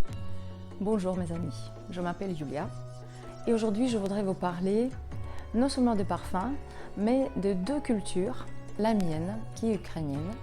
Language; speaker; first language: French; non-native, fluent; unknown